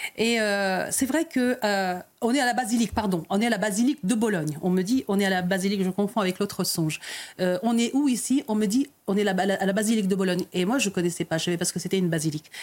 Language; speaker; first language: French; early bilingual, other home language; Arabic